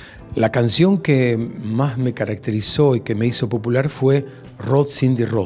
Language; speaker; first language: Portuguese; non-native, learner; Spanish